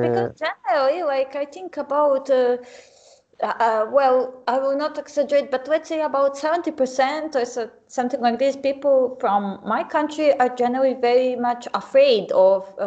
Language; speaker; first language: English; non-native, fluent; Serbian